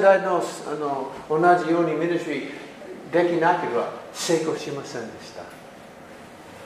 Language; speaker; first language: Japanese; non-native, learner; English